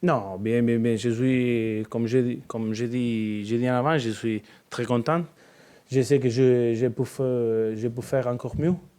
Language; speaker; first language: French; non-native, learner; Spanish